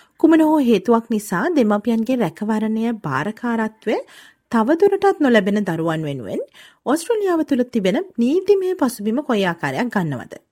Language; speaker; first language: Sinhala; native; Sinhala